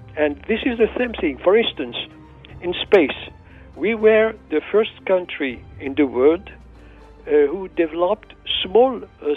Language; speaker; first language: English; non-native, fluent; Arabic